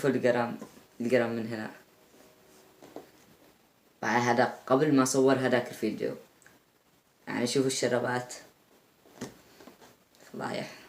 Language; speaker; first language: Arabic; native; Arabic